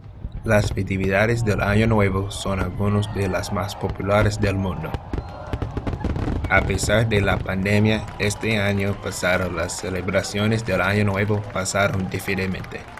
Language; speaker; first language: Spanish; non-native, learner; English